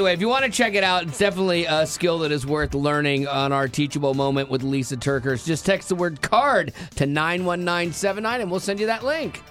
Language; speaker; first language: English; native; English